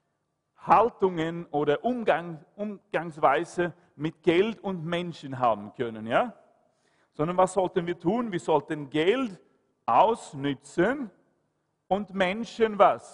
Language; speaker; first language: German; non-native, fluent; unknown